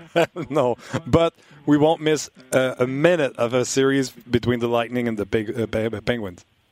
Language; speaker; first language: English; non-native, fluent; French